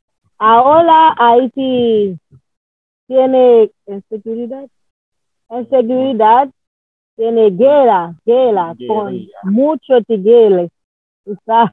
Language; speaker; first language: Spanish; non-native, learner; Haitian Creole